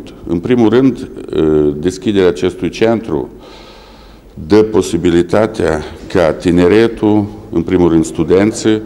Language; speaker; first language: Romanian; early bilingual, heritage; Romanian